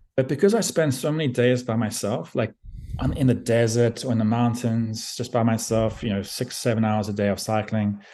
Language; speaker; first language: English; native; English